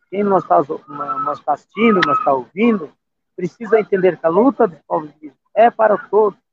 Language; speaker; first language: Portuguese; non-native, local second language; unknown